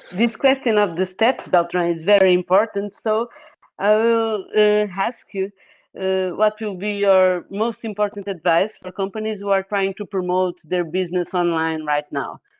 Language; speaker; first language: English; non-native, fluent; Portuguese